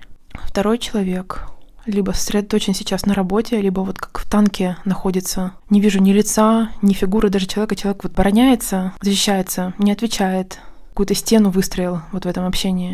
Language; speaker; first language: Russian; native; Russian